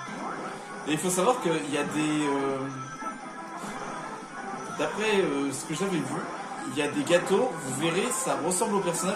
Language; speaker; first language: French; native; French